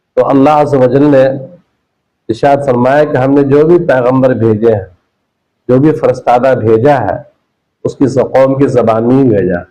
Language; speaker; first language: Urdu; native; Urdu